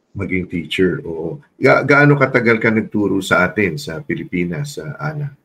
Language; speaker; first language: Filipino; non-native, local second language; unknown